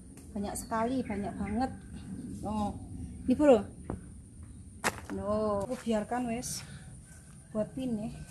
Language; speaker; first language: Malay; non-native, local second language; Javanese